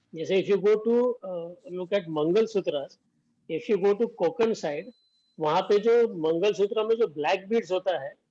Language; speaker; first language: Hindi; non-native, local second language; Marathi